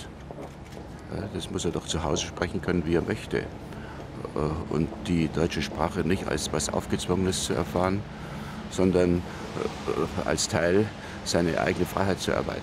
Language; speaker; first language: German; native; German